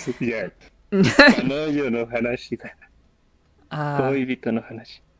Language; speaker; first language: Japanese; non-native, learner; English